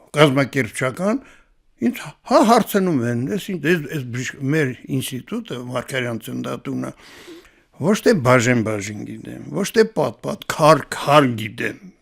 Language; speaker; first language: Armenian; native; Armenian